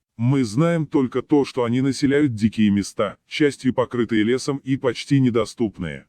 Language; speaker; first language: Russian; non-native, local second language; Chechen